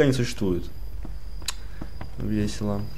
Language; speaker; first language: Russian; native; Russian